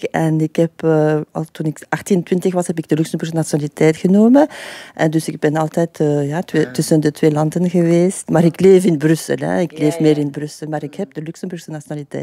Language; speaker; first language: Dutch; non-native, fluent; French